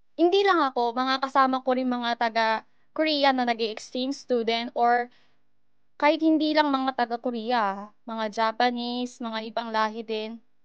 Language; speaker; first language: Filipino; early bilingual, heritage; Korean